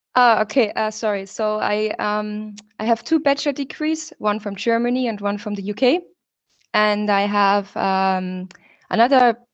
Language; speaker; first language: English; non-native, fluent; German